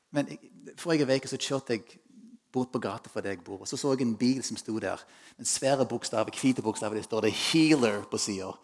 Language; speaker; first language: Norwegian; non-native, fluent; English